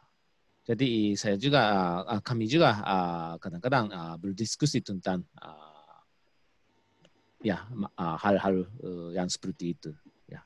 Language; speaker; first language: Indonesian; non-native, learner; Japanese